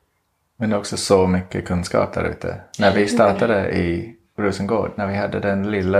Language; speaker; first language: Swedish; non-native, fluent; English